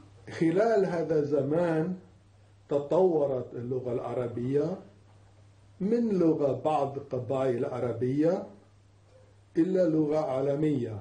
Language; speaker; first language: Arabic; non-native, fluent; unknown